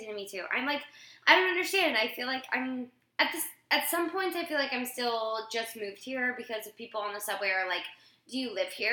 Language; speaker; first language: English; native; English